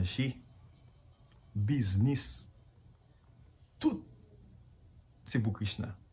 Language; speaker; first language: French; non-native, local second language; Haitian Creole